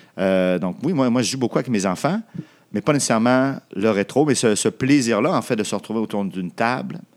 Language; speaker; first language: French; native; French